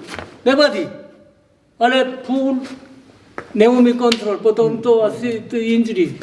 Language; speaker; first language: Czech; non-native, learner; Korean